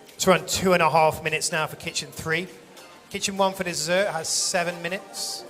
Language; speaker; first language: English; native; English